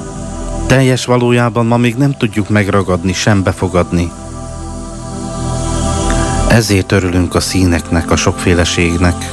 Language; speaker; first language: Hungarian; native; Hungarian